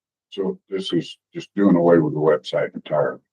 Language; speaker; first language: English; native; English